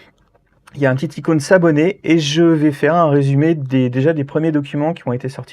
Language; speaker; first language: French; native; French